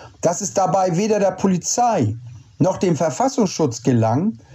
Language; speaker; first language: German; native; German